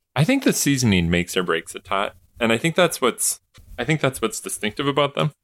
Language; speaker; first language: English; native; English